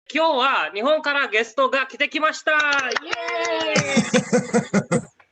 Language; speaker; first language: Japanese; non-native, learner; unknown